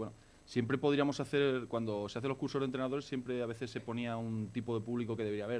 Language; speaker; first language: Spanish; native; Spanish